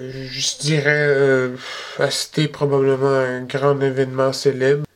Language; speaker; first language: French; early bilingual, other home language; Spanish